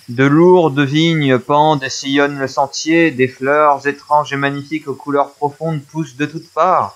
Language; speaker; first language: French; native; French